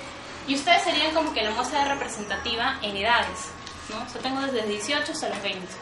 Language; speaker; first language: Spanish; native; Spanish